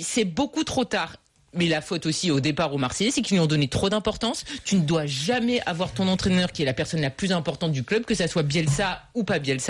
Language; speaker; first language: French; native; French